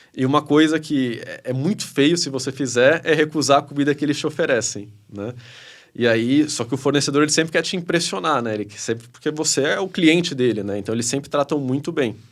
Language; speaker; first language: Portuguese; early bilingual, other home language; Spanish